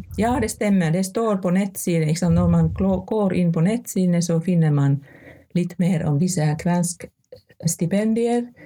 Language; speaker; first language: Norwegian; non-native, fluent; Finnish